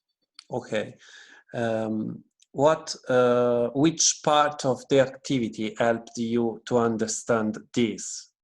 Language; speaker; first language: English; non-native, fluent; Italian